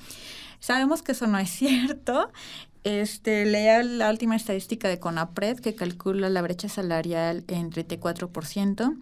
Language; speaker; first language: Spanish; native; Spanish